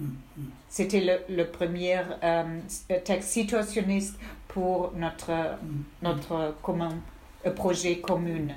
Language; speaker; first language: French; non-native, fluent; German